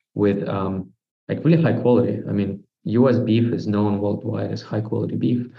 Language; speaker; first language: English; non-native, fluent; Russian